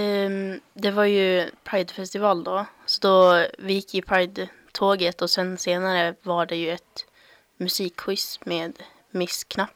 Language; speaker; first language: Swedish; native; Swedish